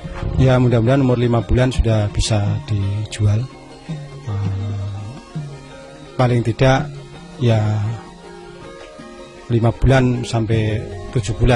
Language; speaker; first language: Indonesian; non-native, local second language; Javanese